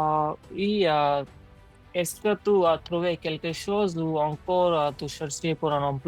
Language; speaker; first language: French; non-native, learner; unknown